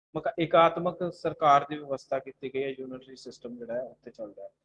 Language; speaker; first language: Hindi; non-native, local second language; Punjabi